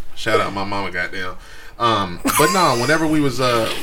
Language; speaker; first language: English; native; English